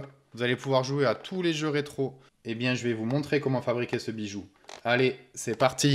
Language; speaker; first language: French; native; French